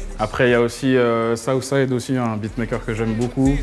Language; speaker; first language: French; native; French